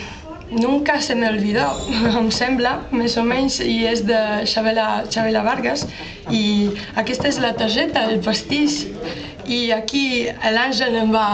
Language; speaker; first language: Catalan; non-native, learner; Italian